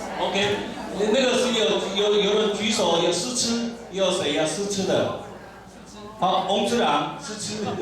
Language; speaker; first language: Chinese; non-native, fluent; Korean